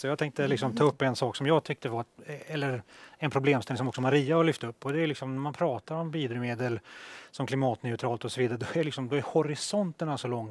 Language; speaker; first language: Swedish; native; Swedish